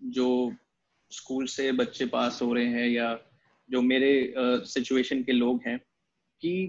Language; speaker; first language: Hindi; native; Hindi